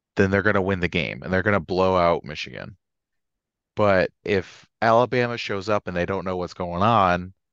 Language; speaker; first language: English; native; English